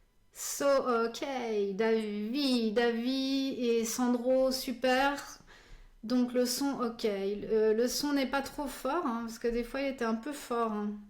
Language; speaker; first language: French; native; French